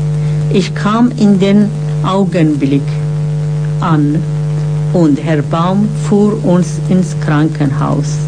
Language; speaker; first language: German; non-native, fluent; Persian